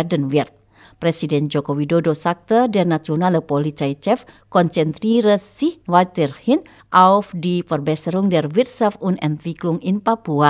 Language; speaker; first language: German; non-native, fluent; Indonesian